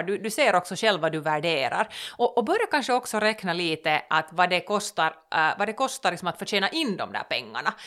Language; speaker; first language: Swedish; native; Swedish